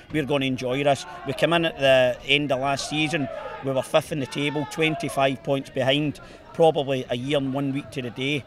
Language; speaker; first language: English; native; English